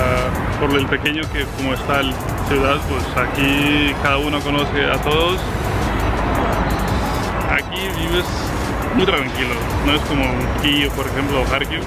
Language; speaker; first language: Spanish; non-native, fluent; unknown